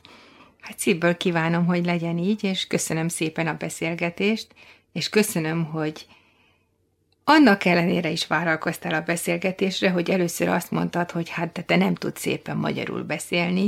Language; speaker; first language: Hungarian; native; Hungarian